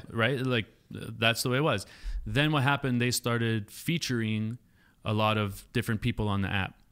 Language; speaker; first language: English; native; English